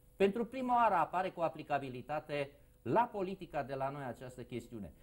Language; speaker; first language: Romanian; native; Romanian